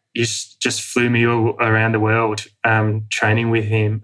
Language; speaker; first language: English; native; English